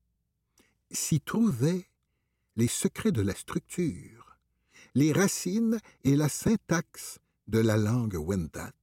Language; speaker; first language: French; native; French